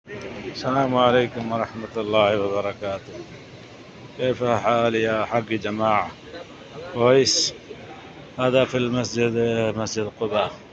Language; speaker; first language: Arabic; non-native, learner; Urdu